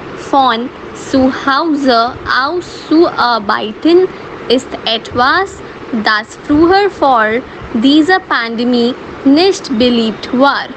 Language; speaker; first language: German; non-native, fluent; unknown